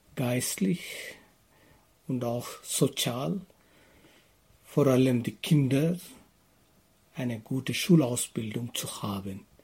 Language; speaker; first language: German; non-native, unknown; Telugu